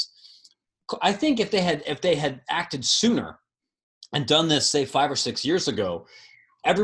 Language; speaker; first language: English; native; English